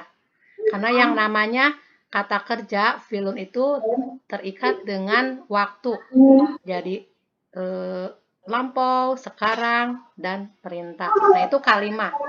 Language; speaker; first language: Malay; non-native, local second language; Sundanese